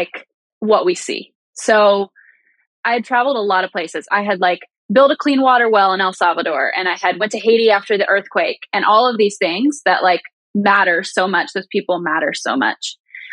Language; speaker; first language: English; native; English